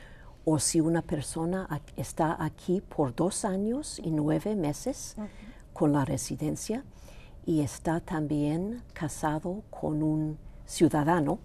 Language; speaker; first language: Spanish; non-native, local second language; Greek